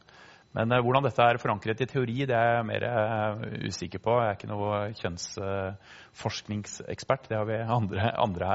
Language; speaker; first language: Norwegian; native; Norwegian